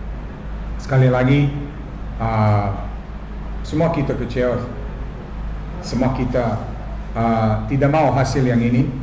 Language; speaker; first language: Indonesian; non-native, fluent; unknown